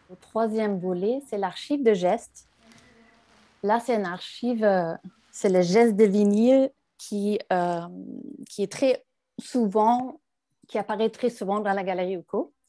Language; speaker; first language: French; non-native, fluent; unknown